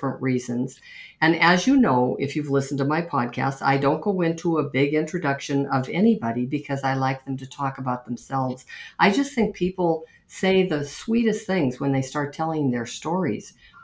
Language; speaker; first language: English; native; English